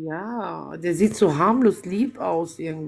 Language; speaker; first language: German; native; German